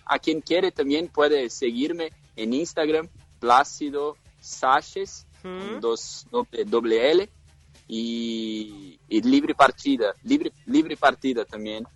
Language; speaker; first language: Spanish; non-native, fluent; Portuguese